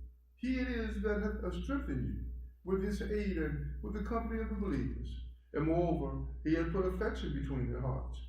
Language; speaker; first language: English; native; English